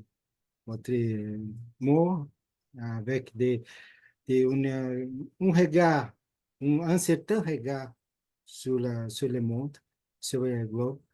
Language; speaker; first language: French; non-native, learner; Portuguese